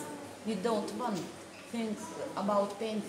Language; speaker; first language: English; non-native, learner; Lithuanian